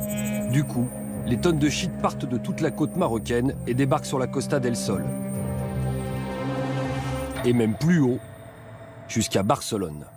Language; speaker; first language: French; native; French